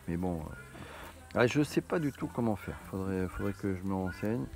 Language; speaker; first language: French; native; French